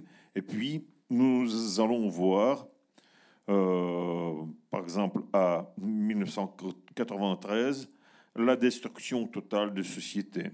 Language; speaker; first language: French; non-native, learner; Russian